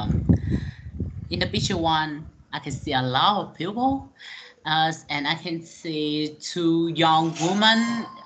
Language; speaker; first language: English; non-native, learner; Vietnamese